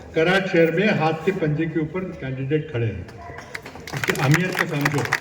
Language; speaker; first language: Hindi; non-native, local second language; Marathi